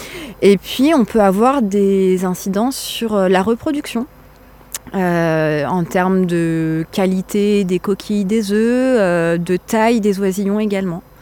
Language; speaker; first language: French; native; French